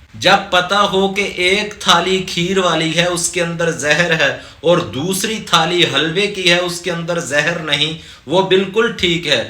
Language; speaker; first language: Urdu; non-native, local second language; Saraiki